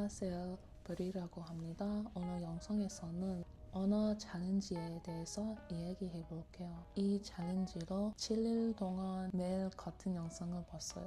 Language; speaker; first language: Korean; non-native, learner; English